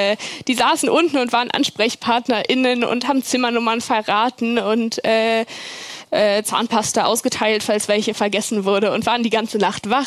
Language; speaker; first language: German; native; German